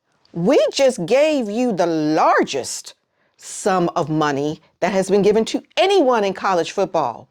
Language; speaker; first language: English; native; English